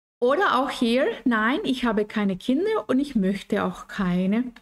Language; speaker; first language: German; non-native, fluent; Spanish